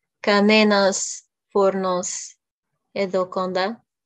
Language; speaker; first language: Greek; non-native, learner; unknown